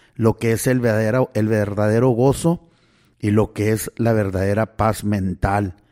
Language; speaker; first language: Spanish; early bilingual, heritage; Spanish